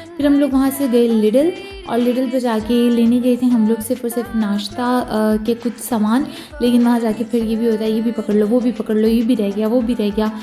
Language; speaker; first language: Urdu; native; Urdu